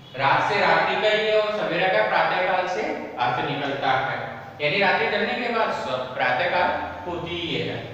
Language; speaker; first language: Hindi; native; Hindi